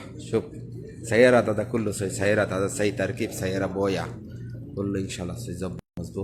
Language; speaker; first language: Arabic; non-native, learner; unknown